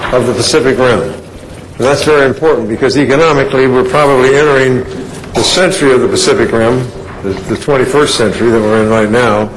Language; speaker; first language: English; native; English